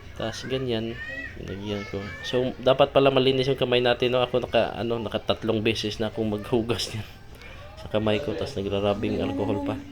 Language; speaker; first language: Filipino; native; Filipino